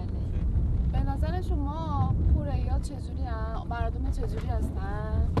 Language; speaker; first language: Persian; non-native, learner; Korean